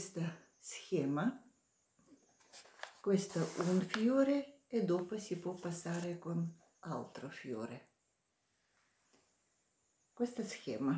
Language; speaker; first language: Italian; non-native, learner; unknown